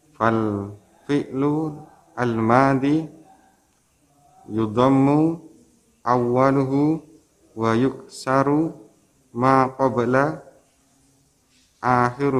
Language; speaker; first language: Arabic; non-native, learner; Indonesian